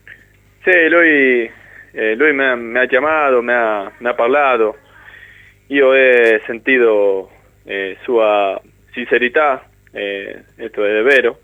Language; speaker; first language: Italian; non-native, learner; Spanish